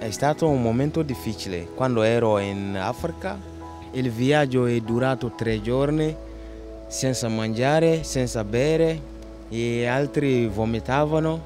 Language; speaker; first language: Italian; non-native, learner; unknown